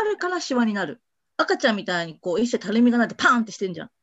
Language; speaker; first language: Japanese; native; Japanese